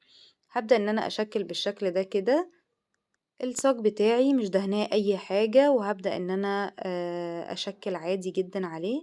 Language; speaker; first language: Arabic; native; Arabic